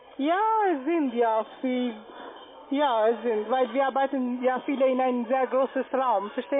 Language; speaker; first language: German; non-native, learner; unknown